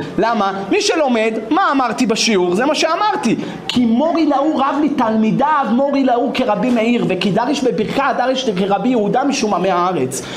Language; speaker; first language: Hebrew; native; Hebrew